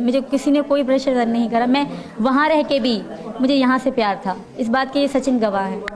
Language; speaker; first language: Urdu; non-native, local second language; Sindhi